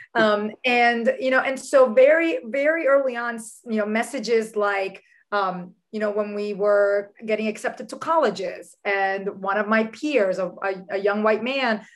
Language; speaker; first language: English; early bilingual, other home language; Spanish